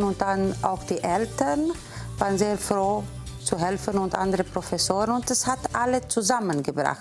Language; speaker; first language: German; non-native, fluent; Romanian